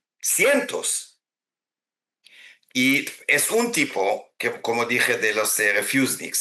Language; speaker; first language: Spanish; non-native, fluent; Hebrew